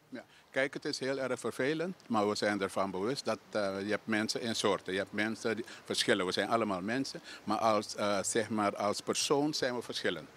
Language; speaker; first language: Dutch; native; Dutch